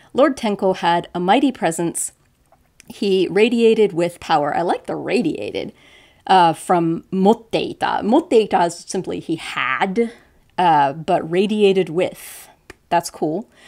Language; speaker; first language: English; native; English